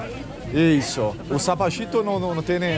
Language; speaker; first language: Portuguese; native; Portuguese